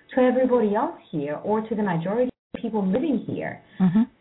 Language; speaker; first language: English; non-native, fluent; Greek